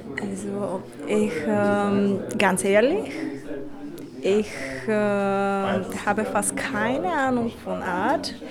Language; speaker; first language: German; non-native, learner; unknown